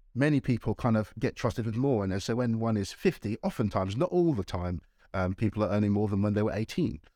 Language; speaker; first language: English; native; English